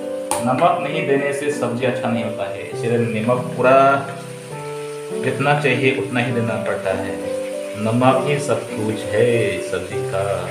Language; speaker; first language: Hindi; non-native, local second language; Karbi